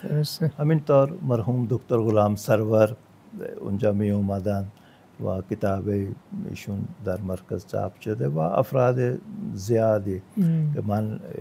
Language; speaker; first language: Persian; non-native, fluent; Punjabi